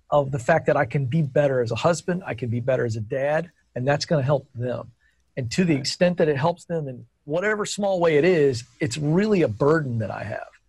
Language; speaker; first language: English; native; English